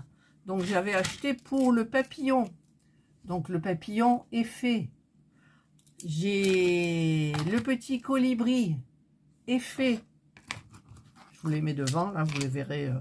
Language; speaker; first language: French; native; French